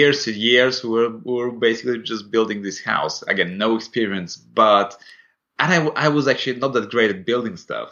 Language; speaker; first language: English; non-native, fluent; Russian